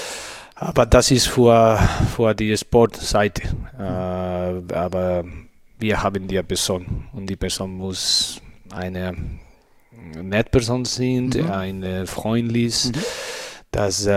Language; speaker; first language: German; non-native, learner; Spanish